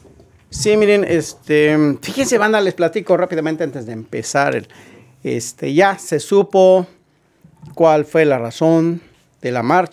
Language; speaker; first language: Spanish; native; Spanish